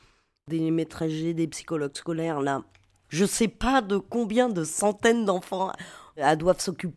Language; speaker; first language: French; native; French